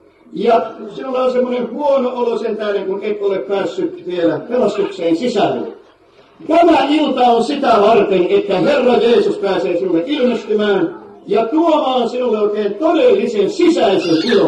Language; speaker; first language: Finnish; native; Finnish